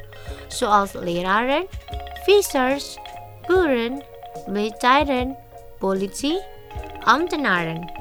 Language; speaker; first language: Dutch; non-native, learner; Indonesian